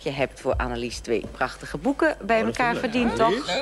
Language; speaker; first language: Dutch; native; Dutch